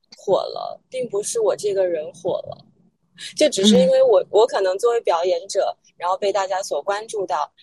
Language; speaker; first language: Chinese; native; Chinese